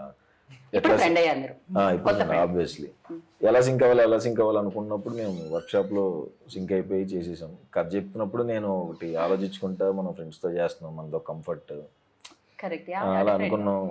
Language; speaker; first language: Telugu; native; Telugu